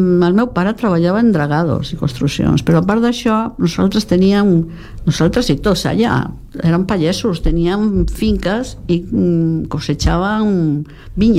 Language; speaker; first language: Catalan; native; Catalan